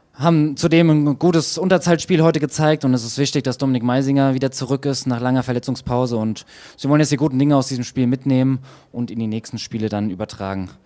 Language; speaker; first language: German; native; German